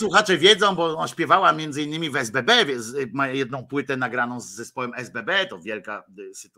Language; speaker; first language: Polish; native; Polish